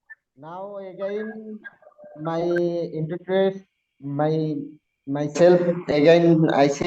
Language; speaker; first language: English; non-native, learner; Bangla